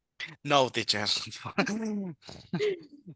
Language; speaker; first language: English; non-native, learner; Spanish